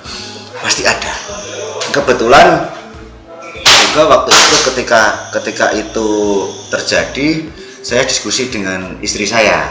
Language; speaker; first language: Indonesian; non-native, local second language; Javanese